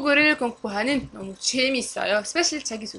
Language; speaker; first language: Korean; non-native, learner; English